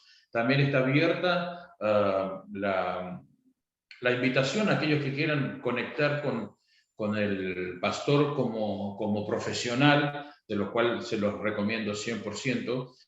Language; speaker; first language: Spanish; native; Spanish